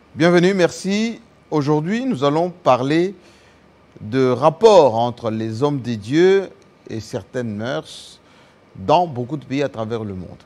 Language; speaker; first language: French; non-native, local second language; Lingala